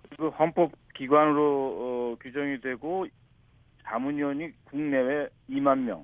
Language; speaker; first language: Korean; native; Korean